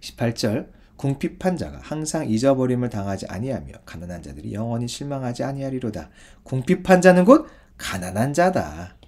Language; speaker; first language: Korean; native; Korean